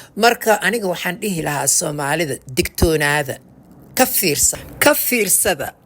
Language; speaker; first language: Somali; early bilingual, heritage; Somali